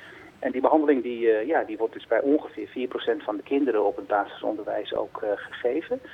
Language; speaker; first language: Dutch; native; Dutch